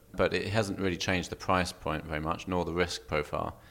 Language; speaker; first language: English; native; English